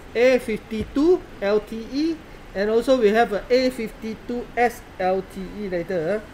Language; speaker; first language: English; non-native, local second language; Chinese